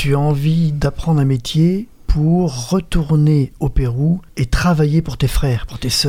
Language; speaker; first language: French; native; French